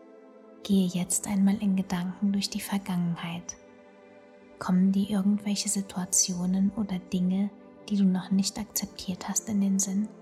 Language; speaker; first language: German; native; German